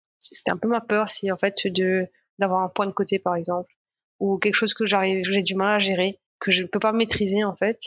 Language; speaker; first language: French; non-native, local second language; Morisyen